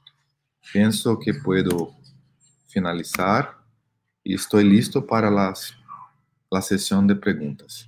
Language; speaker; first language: Spanish; non-native, fluent; Portuguese